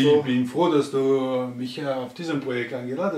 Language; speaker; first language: German; non-native, learner; French